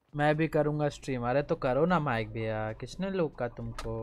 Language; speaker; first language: Hindi; native; Hindi